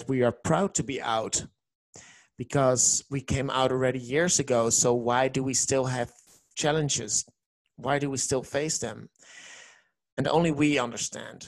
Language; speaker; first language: English; non-native, fluent; Dutch